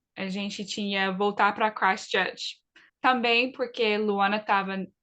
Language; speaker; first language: Portuguese; early bilingual, other home language; English